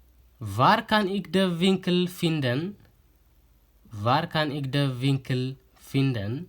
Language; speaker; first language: Dutch; non-native, fluent; Tigrinya